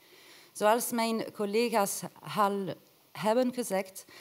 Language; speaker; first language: Dutch; non-native, local second language; French